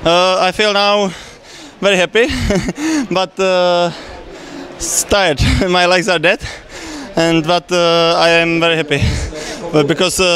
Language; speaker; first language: English; non-native, learner; Czech